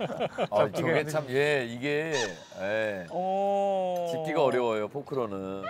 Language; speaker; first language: Korean; native; Korean